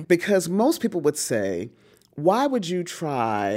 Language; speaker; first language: English; native; English